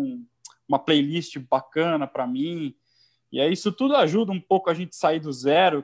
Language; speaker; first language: Portuguese; native; Portuguese